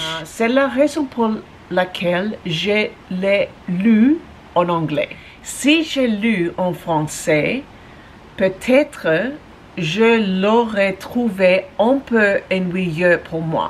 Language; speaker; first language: French; non-native, learner; English